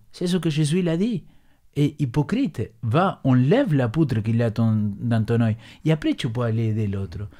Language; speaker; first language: French; non-native, fluent; Spanish